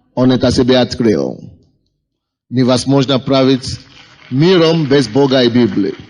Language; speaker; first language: Russian; non-native, fluent; Yoruba